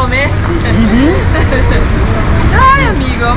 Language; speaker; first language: Spanish; non-native, fluent; Portuguese